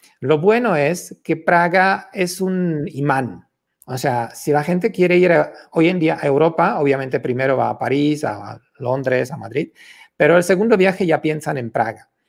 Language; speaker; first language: Spanish; non-native, fluent; Czech